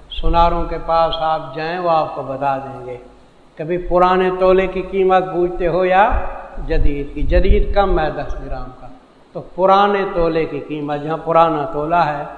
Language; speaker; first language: Urdu; non-native, local second language; Saraiki